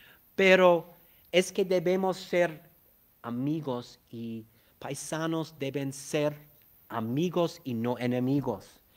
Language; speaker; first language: Spanish; non-native, fluent; English